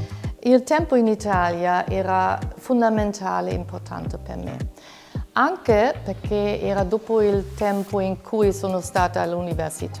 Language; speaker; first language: Italian; non-native, fluent; German